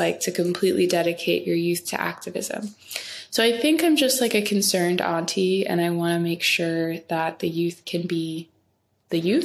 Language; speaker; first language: English; native; English